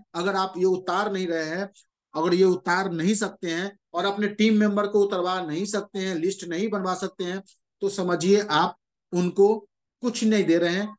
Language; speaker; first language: Hindi; native; Hindi